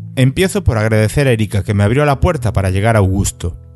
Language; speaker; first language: Spanish; native; Spanish